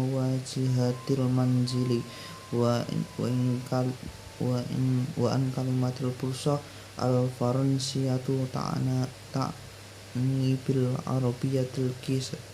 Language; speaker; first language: Arabic; non-native, learner; Indonesian